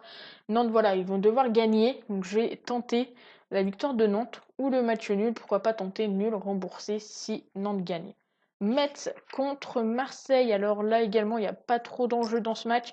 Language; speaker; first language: French; native; French